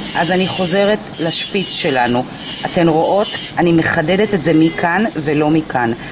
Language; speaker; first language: Hebrew; native; Hebrew